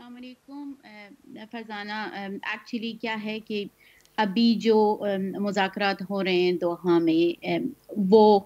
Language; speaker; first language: Hindi; non-native, fluent; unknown